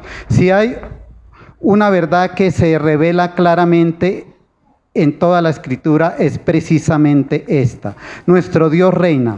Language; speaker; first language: Spanish; native; Spanish